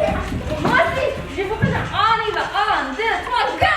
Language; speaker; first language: French; non-native, fluent; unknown